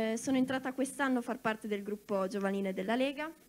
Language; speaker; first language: Italian; native; Italian